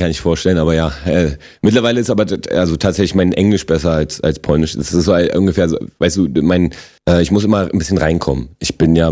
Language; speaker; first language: German; non-native, local second language; Polish